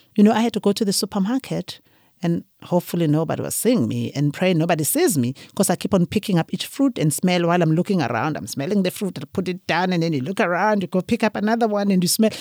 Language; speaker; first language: English; non-native, local second language; Zulu